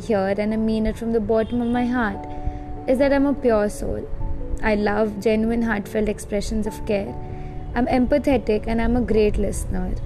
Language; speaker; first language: English; non-native, local second language; Hindi